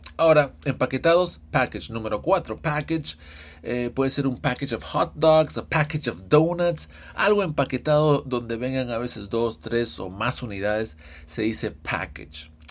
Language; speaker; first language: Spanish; early bilingual, heritage; Spanish